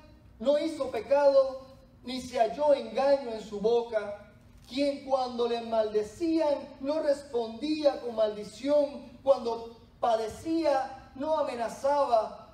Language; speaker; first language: Spanish; native; Spanish